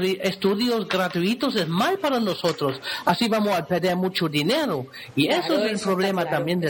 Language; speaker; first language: Spanish; non-native, fluent; German